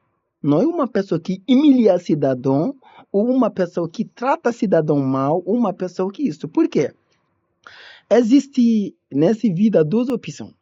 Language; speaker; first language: Portuguese; non-native, learner; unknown